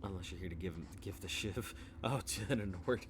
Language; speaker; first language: English; native; English